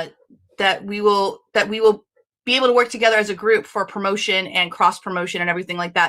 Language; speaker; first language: English; native; English